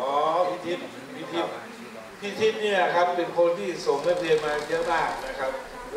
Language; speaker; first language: Thai; native; Thai